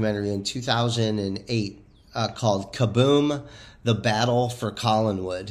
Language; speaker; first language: English; native; English